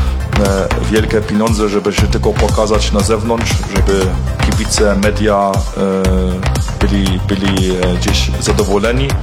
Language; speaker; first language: Polish; early bilingual, heritage; German